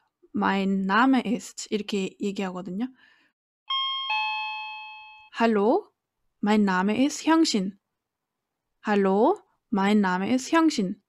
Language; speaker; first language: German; non-native, fluent; Korean